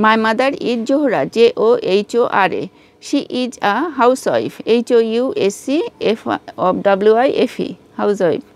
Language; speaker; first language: English; non-native, fluent; Bangla